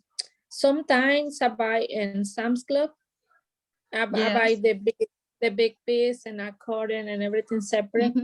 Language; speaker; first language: English; non-native, learner; Spanish